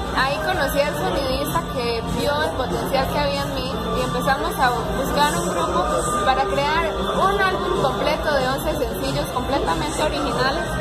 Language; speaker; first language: Spanish; native; Spanish